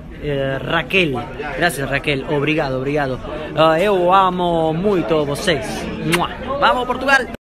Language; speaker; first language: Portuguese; non-native, learner; Spanish